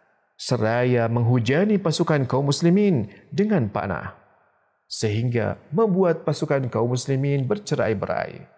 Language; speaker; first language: Indonesian; native; Indonesian